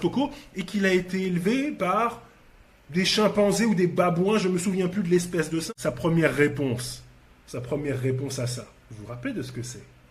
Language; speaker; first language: French; native; French